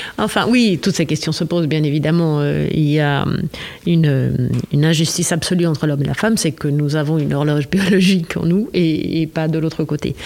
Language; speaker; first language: French; non-native, fluent; Spanish